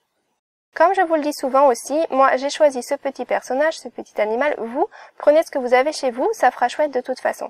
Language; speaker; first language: French; native; French